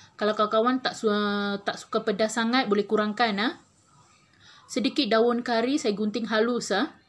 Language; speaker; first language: Malay; non-native, local second language; Tamil